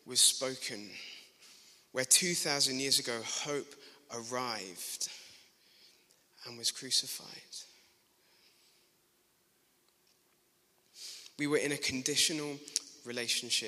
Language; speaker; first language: English; native; English